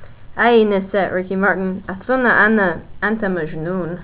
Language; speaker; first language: Arabic; non-native, learner; English